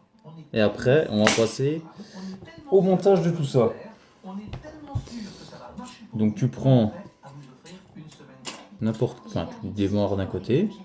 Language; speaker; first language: French; native; French